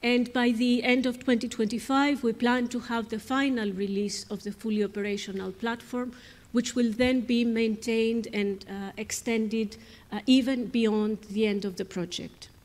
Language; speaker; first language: English; non-native, fluent; Greek